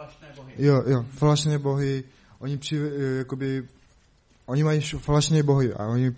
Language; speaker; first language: Czech; non-native, learner; Mongolian